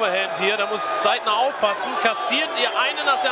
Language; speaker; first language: German; native; German